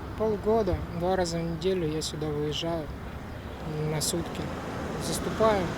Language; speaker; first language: Russian; native; Russian